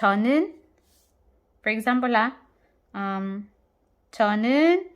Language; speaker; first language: Korean; non-native, fluent; Filipino